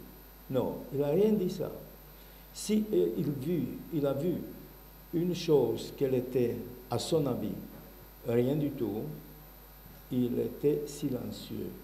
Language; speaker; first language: French; non-native, learner; Bulgarian